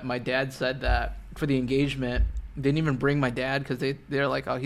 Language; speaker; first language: English; native; English